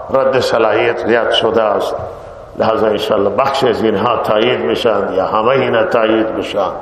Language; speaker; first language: Persian; non-native, local second language; Baluchi